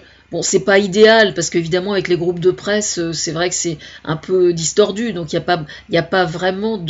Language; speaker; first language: French; native; French